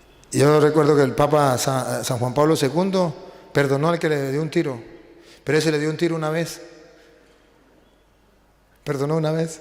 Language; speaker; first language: Spanish; native; Spanish